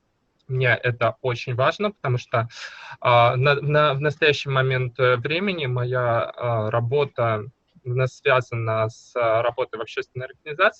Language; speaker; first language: Russian; native; Russian